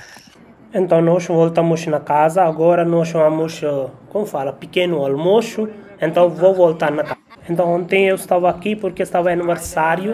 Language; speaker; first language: Portuguese; non-native, learner; Hindi